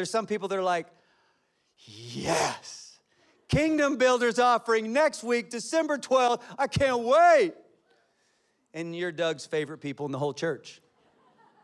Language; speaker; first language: English; native; English